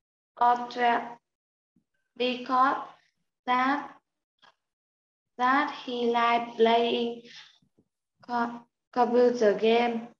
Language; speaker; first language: English; non-native, learner; Vietnamese